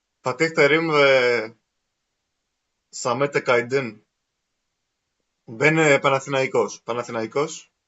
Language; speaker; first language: Turkish; non-native, learner; Greek